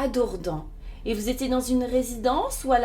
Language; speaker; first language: French; native; French